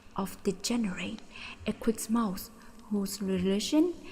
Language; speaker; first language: English; non-native, learner; Vietnamese